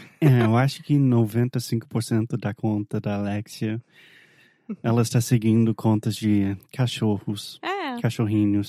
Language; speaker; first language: Portuguese; non-native, fluent; English